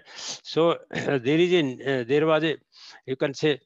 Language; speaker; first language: English; non-native, local second language; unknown